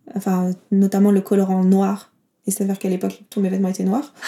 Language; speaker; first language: French; native; French